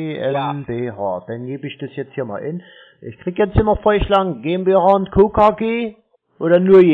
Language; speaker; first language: German; native; German